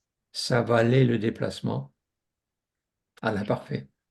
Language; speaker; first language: French; non-native, fluent; English